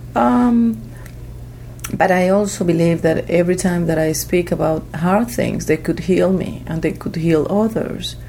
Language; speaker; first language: English; non-native, fluent; Spanish